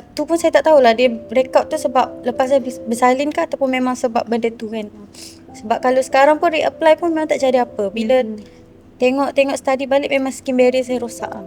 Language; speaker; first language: Malay; native; Malay